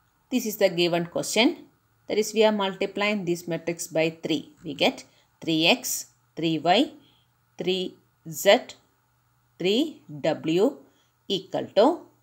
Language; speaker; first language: English; non-native, local second language; Malayalam